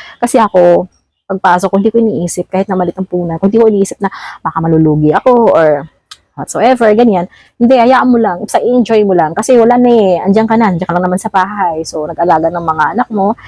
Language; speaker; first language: Filipino; non-native, local second language; Cebuano